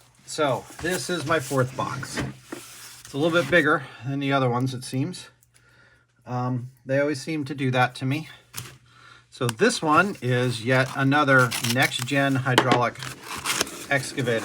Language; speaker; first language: English; native; English